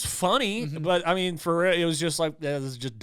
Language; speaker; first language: English; native; English